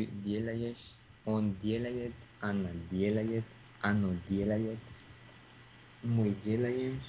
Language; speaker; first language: Russian; non-native, learner; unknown